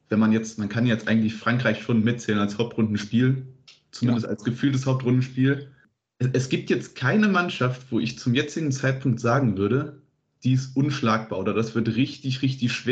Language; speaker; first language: German; native; German